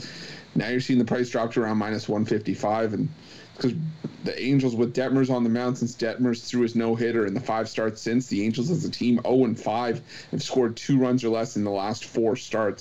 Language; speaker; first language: English; native; English